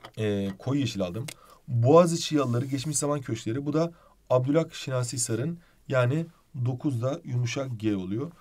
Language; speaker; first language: Turkish; native; Turkish